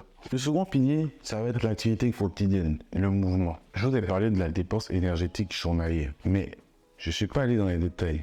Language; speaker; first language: French; native; French